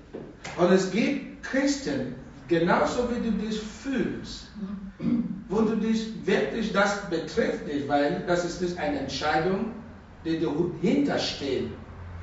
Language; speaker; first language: German; non-native, learner; Russian